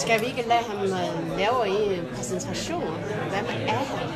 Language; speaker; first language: Danish; non-native, fluent; Chinese